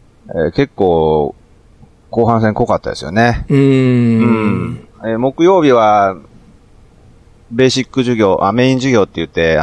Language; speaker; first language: Japanese; native; Japanese